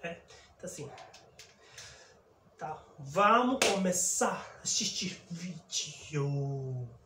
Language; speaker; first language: Portuguese; non-native, learner; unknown